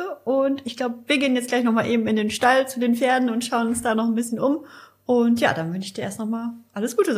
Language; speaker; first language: German; native; German